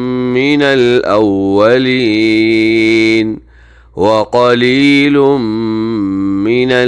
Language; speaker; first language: Arabic; native; Arabic